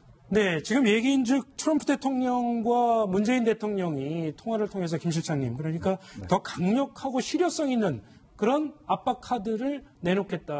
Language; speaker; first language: Korean; native; Korean